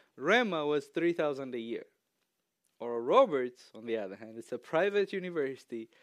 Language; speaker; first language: English; non-native, fluent; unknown